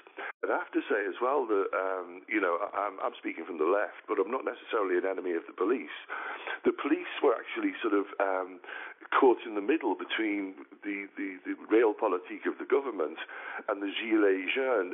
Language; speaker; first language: English; native; English